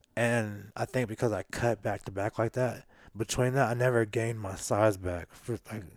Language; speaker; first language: English; native; English